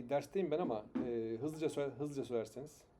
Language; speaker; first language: Turkish; native; Turkish